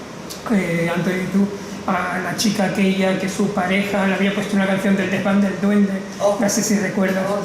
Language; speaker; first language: Spanish; native; Spanish